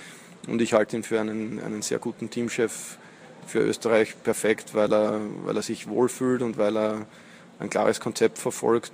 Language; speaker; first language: German; native; German